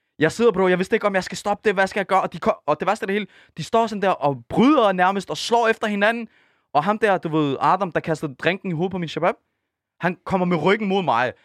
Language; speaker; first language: Danish; early bilingual, other home language; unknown